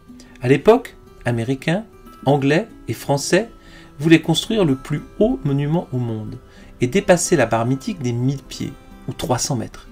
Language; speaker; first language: French; native; French